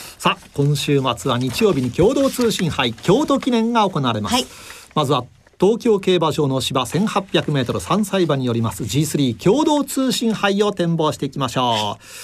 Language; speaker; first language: Japanese; native; Japanese